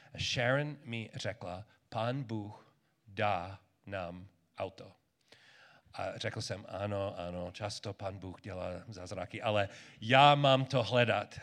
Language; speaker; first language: Czech; non-native, learner; English